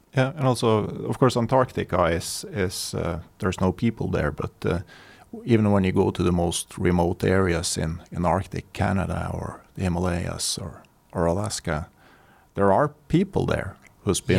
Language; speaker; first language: English; non-native, fluent; Norwegian